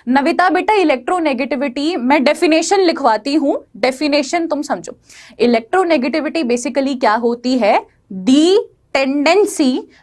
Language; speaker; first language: Hindi; native; Hindi